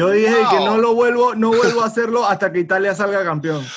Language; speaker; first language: Spanish; native; Spanish